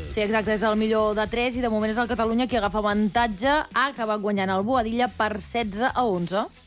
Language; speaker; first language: Catalan; native; Catalan